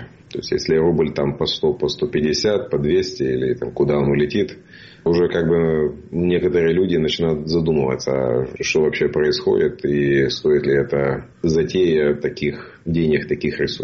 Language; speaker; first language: Russian; native; Russian